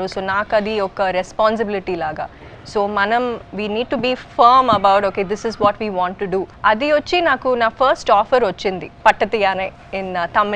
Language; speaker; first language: Telugu; early bilingual, heritage; Kannada